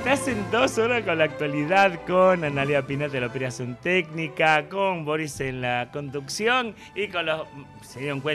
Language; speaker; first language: Spanish; native; Spanish